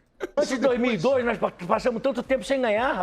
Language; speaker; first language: Portuguese; native; Portuguese